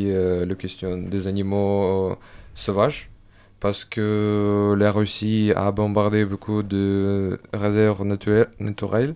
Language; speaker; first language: French; non-native, fluent; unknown